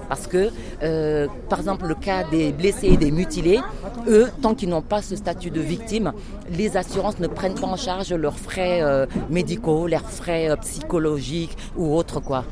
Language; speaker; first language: French; early bilingual, other home language; Wolof